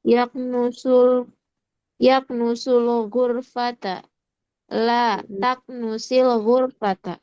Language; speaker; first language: Arabic; non-native, learner; Indonesian